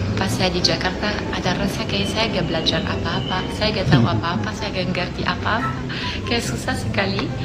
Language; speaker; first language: Indonesian; non-native, fluent; French